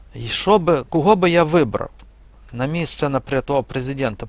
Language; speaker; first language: Ukrainian; non-native, fluent; Belarusian